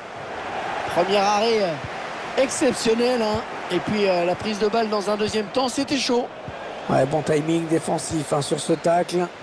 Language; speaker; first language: French; native; French